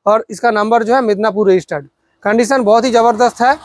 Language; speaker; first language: Hindi; non-native, local second language; Bangla